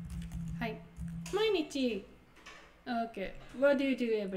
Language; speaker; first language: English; non-native, fluent; Japanese